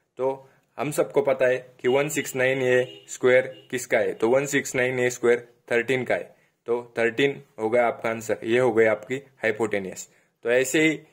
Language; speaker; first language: Hindi; non-native, local second language; Marathi